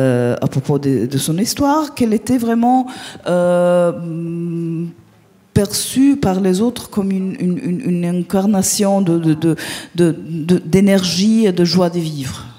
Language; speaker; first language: French; non-native, fluent; Italian